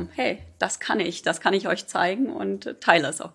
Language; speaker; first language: German; native; German